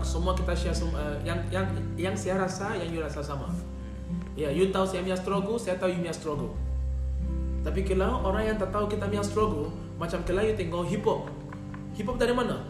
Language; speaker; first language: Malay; non-native, learner; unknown